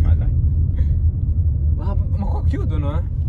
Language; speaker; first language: Italian; early bilingual, other home language; Filipino